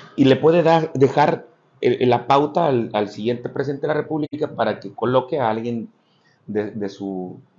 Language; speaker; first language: Spanish; native; Spanish